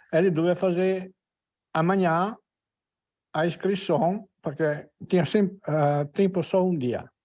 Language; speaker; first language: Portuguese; non-native, learner; Italian